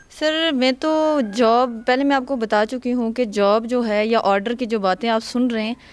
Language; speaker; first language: Urdu; non-native, local second language; Punjabi